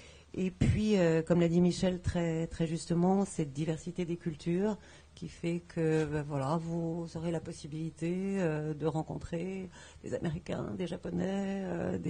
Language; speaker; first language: French; native; French